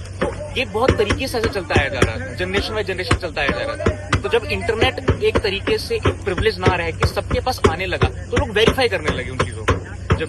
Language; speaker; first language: Hindi; native; Hindi